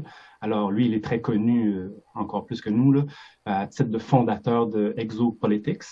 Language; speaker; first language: French; native; French